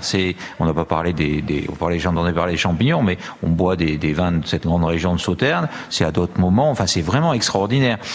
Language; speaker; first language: French; native; French